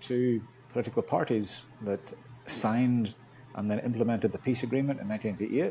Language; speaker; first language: English; native; English